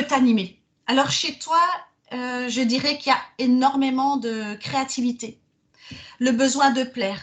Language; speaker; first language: French; native; French